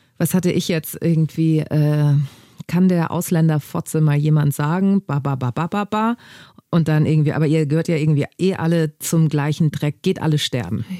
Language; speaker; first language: German; native; German